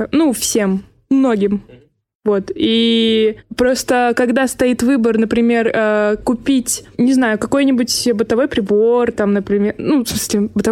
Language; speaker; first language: Russian; native; Russian